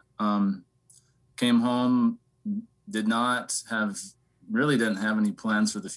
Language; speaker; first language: English; native; English